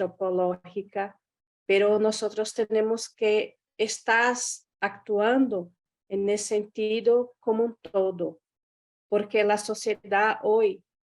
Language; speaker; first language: Spanish; non-native, fluent; Guarani